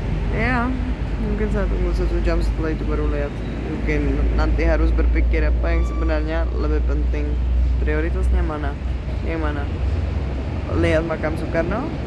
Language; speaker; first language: Indonesian; non-native, fluent; Czech